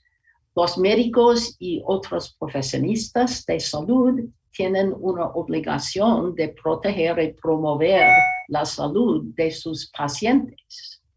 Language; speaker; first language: Spanish; non-native, learner; English